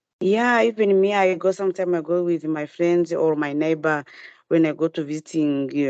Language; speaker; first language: English; non-native, learner; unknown